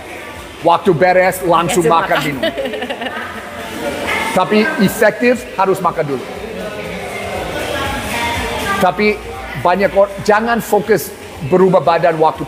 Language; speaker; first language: Indonesian; non-native, learner; English